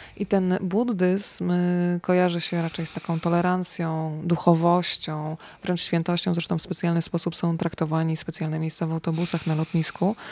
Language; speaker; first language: Polish; native; Polish